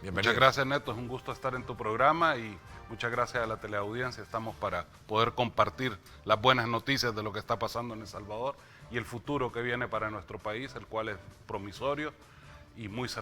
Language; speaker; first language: Spanish; native; Spanish